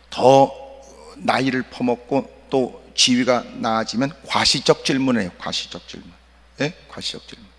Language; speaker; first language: Korean; native; Korean